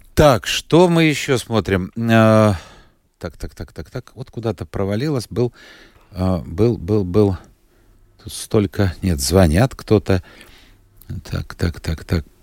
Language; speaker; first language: Russian; native; Russian